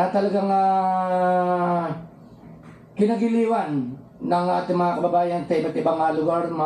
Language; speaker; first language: Filipino; native; Filipino